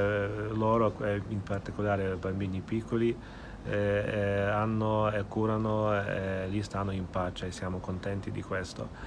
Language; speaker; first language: Italian; non-native, fluent; Ukrainian